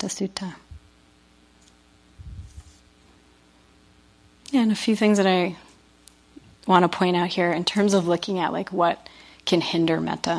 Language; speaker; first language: English; native; English